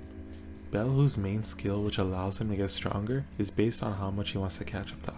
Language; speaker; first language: English; native; English